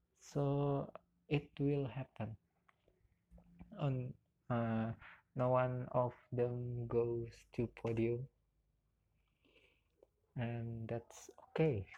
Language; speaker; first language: English; non-native, learner; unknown